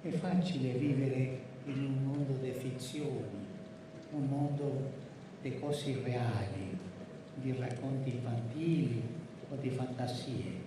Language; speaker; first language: Italian; non-native, fluent; Spanish